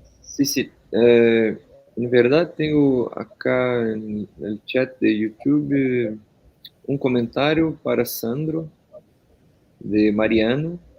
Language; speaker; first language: Spanish; non-native, fluent; Portuguese